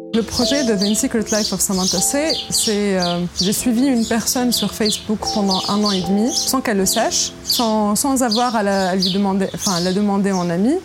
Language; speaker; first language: French; non-native, local second language; Arabic